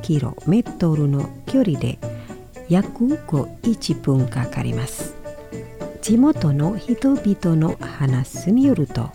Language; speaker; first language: Japanese; non-native, fluent; Indonesian